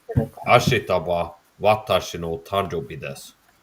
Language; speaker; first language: Japanese; non-native, learner; Swedish